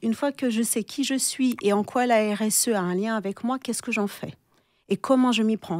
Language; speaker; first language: French; native; French